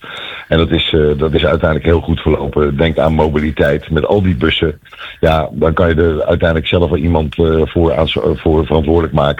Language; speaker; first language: Dutch; native; Dutch